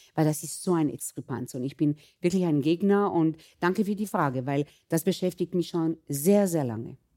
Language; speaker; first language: German; early bilingual, other home language; Hebrew